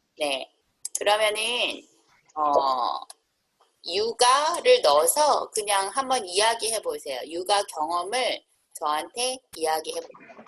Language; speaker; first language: Korean; native; Korean